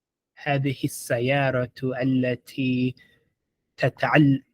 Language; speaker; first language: Arabic; non-native, learner; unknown